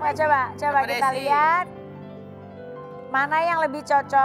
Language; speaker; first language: Indonesian; native; Indonesian